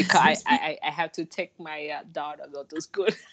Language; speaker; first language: English; non-native, learner; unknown